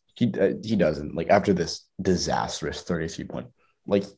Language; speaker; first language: English; native; English